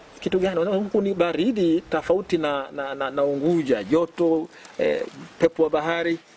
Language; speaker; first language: Swahili; native; Swahili